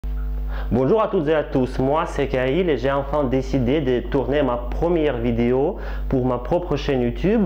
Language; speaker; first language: French; non-native, fluent; Russian